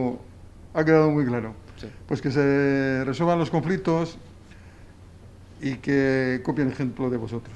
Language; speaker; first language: Spanish; native; Spanish